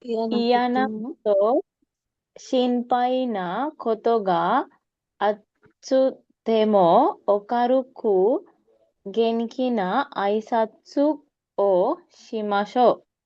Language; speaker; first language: Japanese; non-native, learner; Sinhala